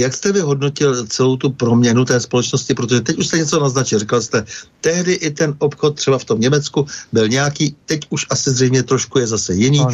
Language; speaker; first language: Czech; native; Czech